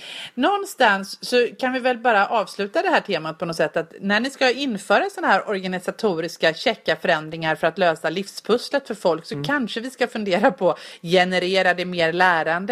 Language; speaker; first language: Swedish; native; Swedish